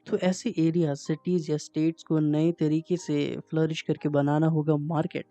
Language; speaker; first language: Hindi; native; Hindi